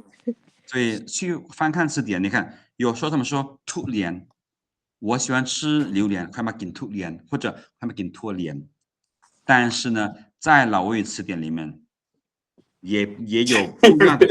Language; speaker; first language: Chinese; non-native, fluent; Lao